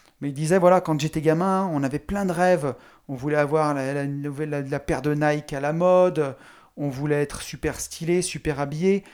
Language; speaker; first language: French; native; French